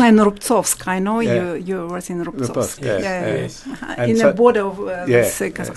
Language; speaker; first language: English; non-native, learner; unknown